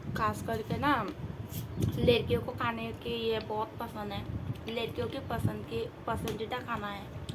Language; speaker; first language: Hindi; non-native, local second language; Santali